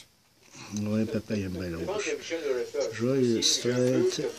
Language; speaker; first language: French; native; French